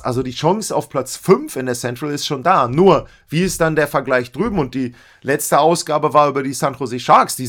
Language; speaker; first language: German; native; German